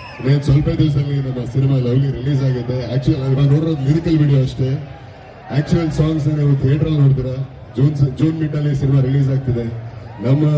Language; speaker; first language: Kannada; native; Kannada